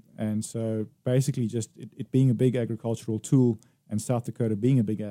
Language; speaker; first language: English; native; English